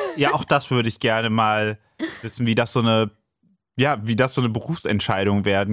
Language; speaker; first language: German; native; German